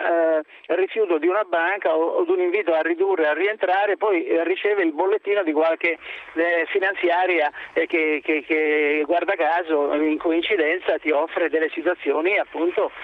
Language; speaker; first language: Italian; native; Italian